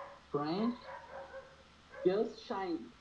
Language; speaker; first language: English; non-native, learner; Portuguese